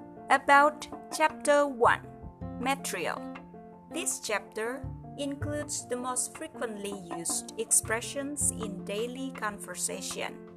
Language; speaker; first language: English; non-native, fluent; Indonesian